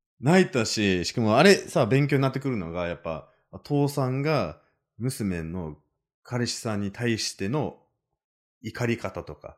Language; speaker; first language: Japanese; non-native, fluent; English